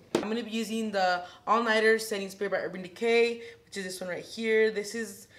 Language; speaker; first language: English; early bilingual, other home language; Spanish